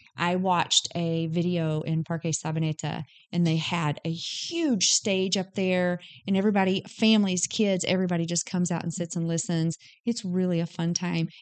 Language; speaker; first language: English; native; English